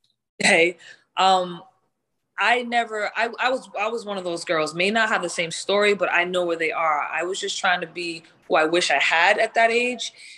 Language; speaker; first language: English; native; English